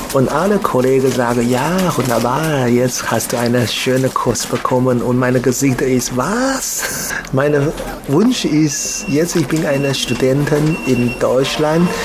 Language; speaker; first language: German; non-native, learner; Chinese